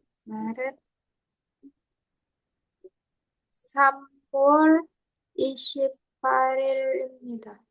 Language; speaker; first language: Korean; non-native, learner; Indonesian